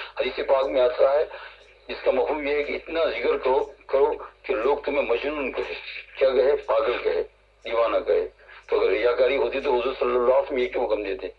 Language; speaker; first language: Urdu; non-native, local second language; Gujarati